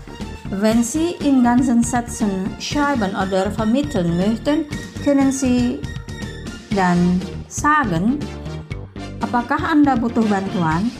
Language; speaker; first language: German; non-native, fluent; Indonesian